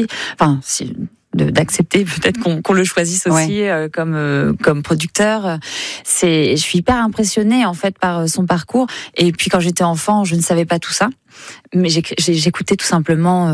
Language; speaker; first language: French; native; French